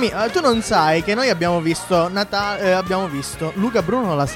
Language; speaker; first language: Italian; native; Italian